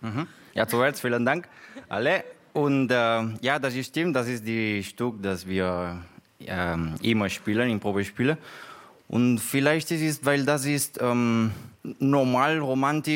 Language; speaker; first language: German; non-native, learner; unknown